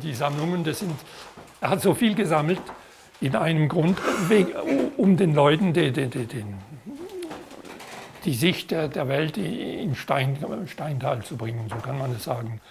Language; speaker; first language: German; non-native, fluent; French